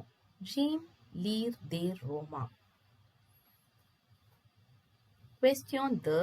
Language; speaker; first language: French; non-native, fluent; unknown